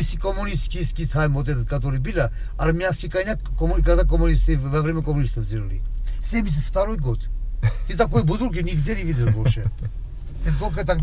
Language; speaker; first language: Russian; non-native, local second language; Armenian